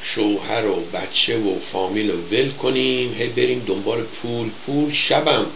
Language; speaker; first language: Persian; native; Persian